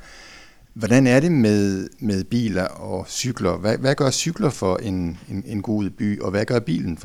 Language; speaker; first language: Danish; native; Danish